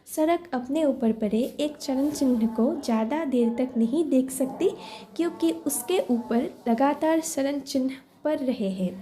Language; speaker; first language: Hindi; non-native, local second language; Assamese